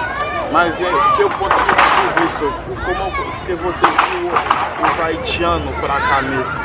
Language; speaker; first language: Portuguese; non-native, learner; Haitian Creole